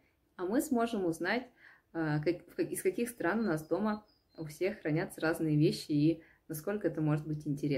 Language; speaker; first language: Russian; native; Russian